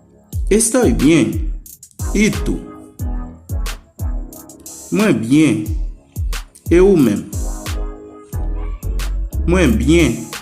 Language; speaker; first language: Spanish; non-native, fluent; Haitian Creole